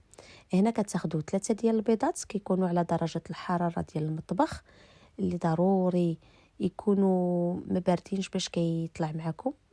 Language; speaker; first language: Arabic; native; Arabic